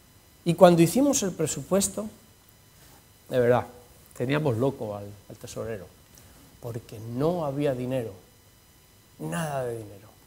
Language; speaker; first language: Spanish; native; Spanish